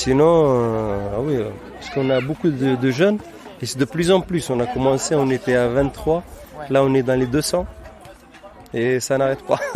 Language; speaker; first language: French; non-native, fluent; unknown